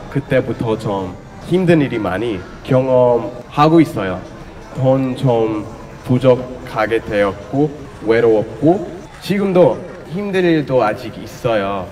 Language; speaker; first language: Korean; non-native, fluent; English